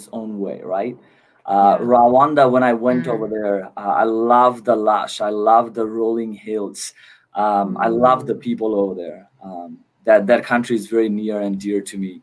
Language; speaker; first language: English; non-native, local second language; Bangla